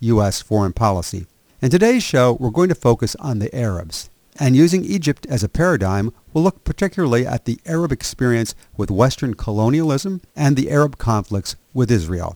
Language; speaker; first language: English; native; English